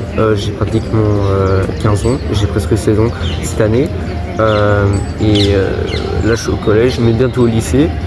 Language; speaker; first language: French; early bilingual, other home language; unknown